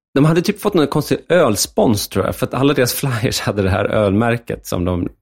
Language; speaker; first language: Swedish; native; Swedish